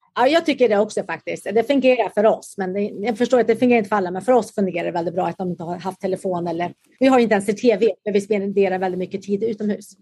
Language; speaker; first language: Swedish; native; Swedish